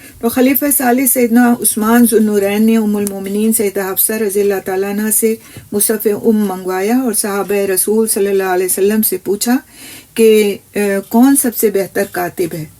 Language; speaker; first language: Urdu; native; Urdu